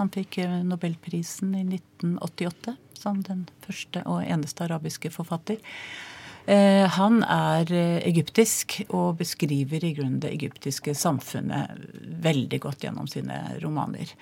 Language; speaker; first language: Norwegian; native; Norwegian